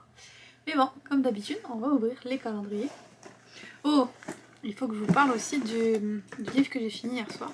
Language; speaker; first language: French; native; French